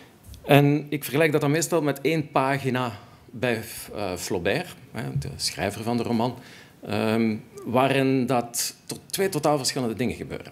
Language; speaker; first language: Dutch; native; Dutch